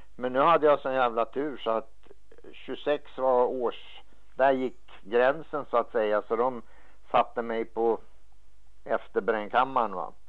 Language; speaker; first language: Swedish; native; Swedish